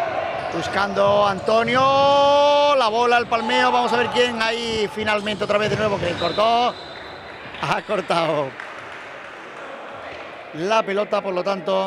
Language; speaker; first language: Spanish; native; Spanish